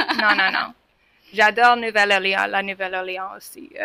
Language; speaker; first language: French; non-native, fluent; English